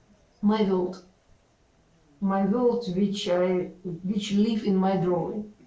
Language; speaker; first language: English; non-native, learner; Ukrainian